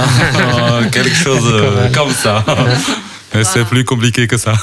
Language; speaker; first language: French; non-native, local second language; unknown